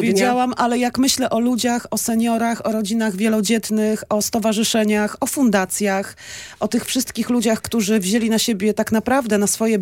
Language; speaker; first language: Polish; native; Polish